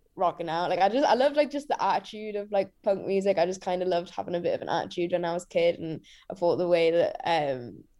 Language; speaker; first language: English; native; English